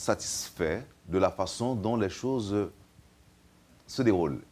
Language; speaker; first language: French; native; French